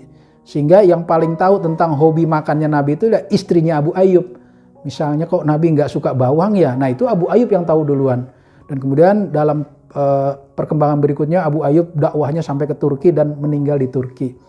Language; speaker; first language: Indonesian; native; Indonesian